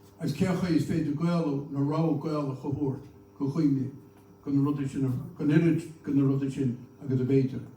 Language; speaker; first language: Irish; native; Irish